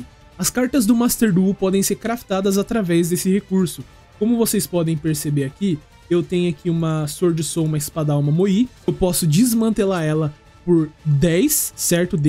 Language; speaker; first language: Portuguese; native; Portuguese